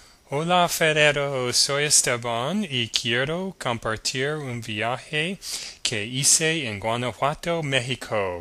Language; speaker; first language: Spanish; non-native, learner; English